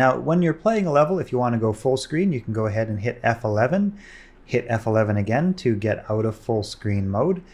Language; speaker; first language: English; native; English